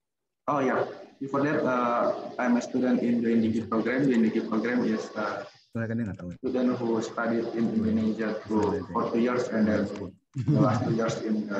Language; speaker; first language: English; non-native, learner; Indonesian